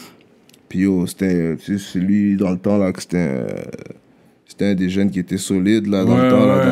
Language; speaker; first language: French; native; French